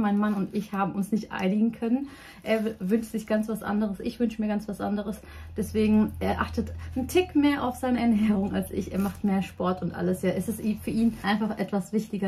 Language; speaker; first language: German; early bilingual, other home language; Turkish